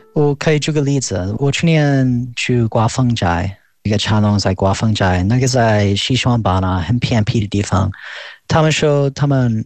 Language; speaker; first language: Chinese; non-native, fluent; English